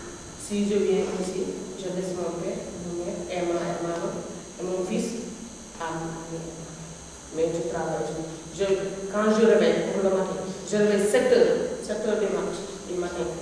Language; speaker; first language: French; non-native, learner; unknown